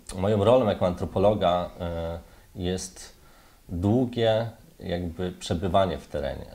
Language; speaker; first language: Polish; native; Polish